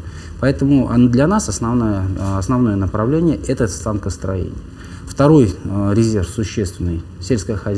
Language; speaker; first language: Russian; native; Russian